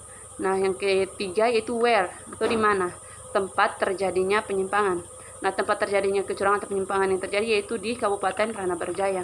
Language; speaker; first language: Indonesian; native; Indonesian